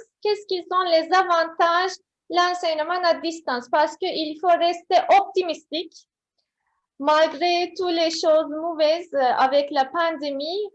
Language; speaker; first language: French; non-native, fluent; Turkish